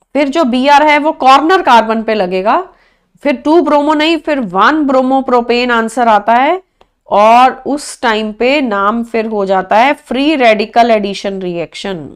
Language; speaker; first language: Hindi; native; Hindi